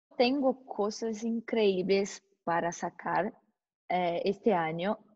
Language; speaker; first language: Spanish; non-native, learner; Portuguese